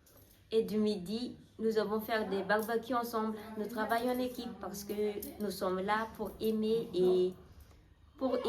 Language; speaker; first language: French; non-native, learner; Malagasy